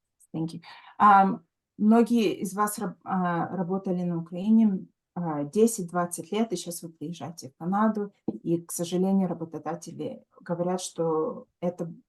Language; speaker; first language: Russian; early bilingual, heritage; Russian